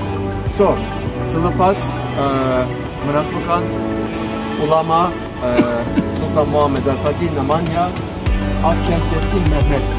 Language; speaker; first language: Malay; non-native, learner; Turkish